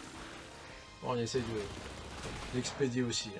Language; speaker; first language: French; native; French